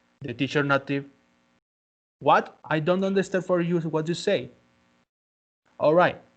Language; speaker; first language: English; non-native, learner; Spanish